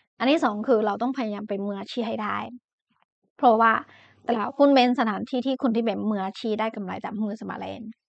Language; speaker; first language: Thai; non-native, fluent; Chinese